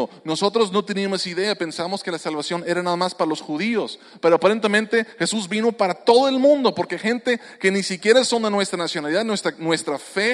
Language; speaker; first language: Spanish; native; Spanish